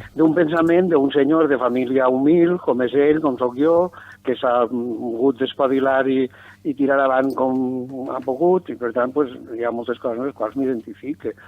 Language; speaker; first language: Catalan; native; Catalan